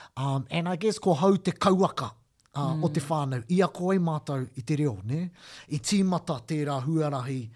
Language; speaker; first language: Māori; non-native, local second language; English